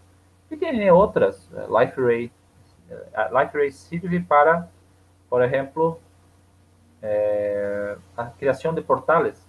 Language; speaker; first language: Spanish; non-native, learner; Portuguese